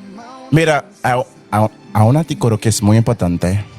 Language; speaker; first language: Spanish; non-native, learner; Haitian Creole